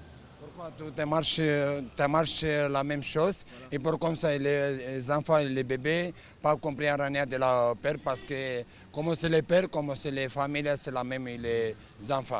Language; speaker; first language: French; non-native, learner; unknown